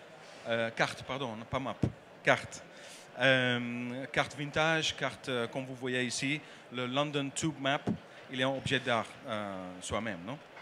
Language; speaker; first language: French; non-native, learner; Dutch